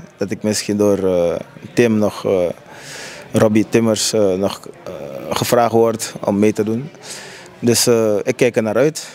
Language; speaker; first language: Dutch; native; Dutch